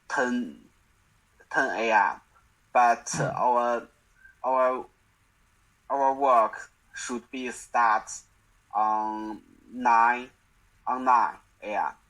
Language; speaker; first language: English; non-native, learner; Chinese